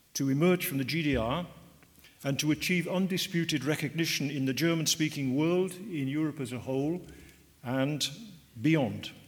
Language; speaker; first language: English; native; English